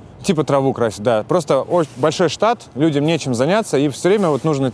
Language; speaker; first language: Russian; native; Russian